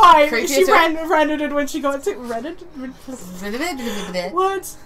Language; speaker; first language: English; native; English